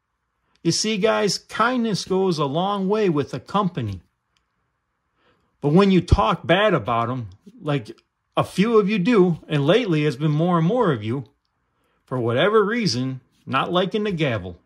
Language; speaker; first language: English; native; English